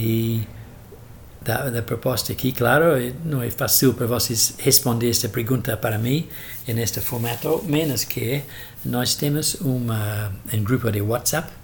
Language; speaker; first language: Portuguese; non-native, fluent; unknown